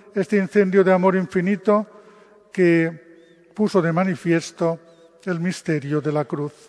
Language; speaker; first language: Spanish; non-native, local second language; Catalan